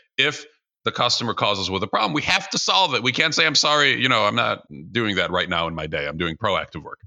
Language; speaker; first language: English; early bilingual, other home language; Russian